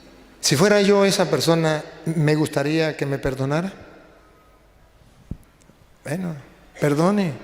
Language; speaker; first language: Spanish; native; Spanish